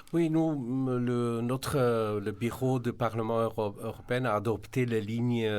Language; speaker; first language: French; non-native, fluent; Slovenian